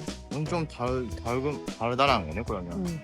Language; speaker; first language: Korean; non-native, learner; Japanese